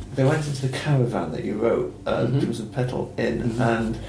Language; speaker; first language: English; native; English